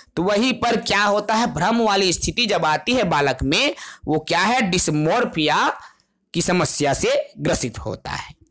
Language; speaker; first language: Hindi; non-native, local second language; Chhattisgarhi